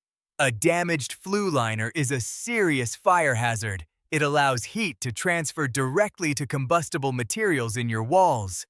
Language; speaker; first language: English; native; English